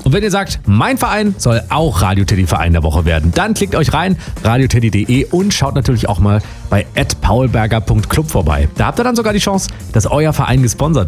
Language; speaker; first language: German; native; German